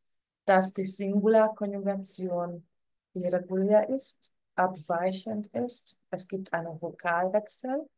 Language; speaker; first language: German; non-native, fluent; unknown